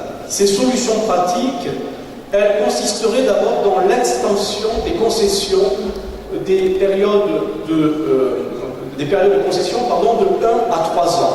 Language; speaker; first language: French; native; French